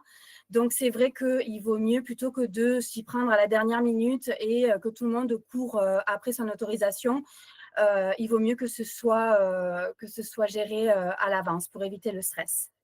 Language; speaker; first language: French; native; French